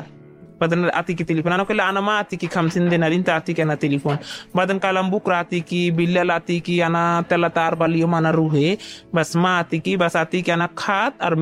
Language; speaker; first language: Arabic; non-native, learner; Bangla